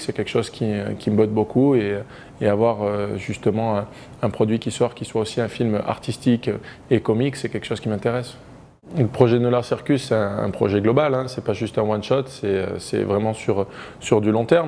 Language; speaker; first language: French; native; French